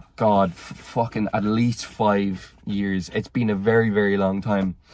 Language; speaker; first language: English; native; English